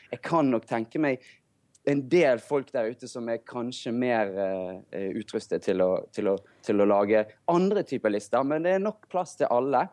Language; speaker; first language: Norwegian; native; Norwegian